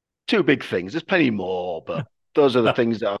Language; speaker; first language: English; native; English